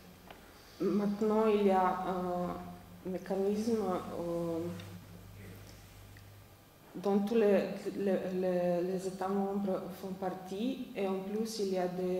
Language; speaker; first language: French; non-native, fluent; Slovenian